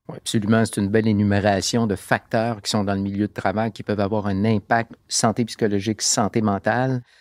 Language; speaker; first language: French; native; French